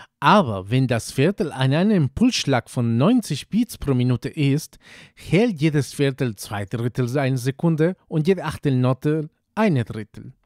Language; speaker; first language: German; non-native, fluent; Spanish